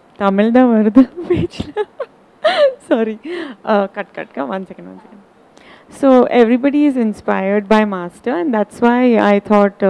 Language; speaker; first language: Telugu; non-native, learner; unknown